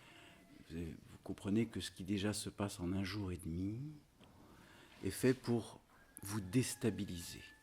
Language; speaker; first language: French; native; French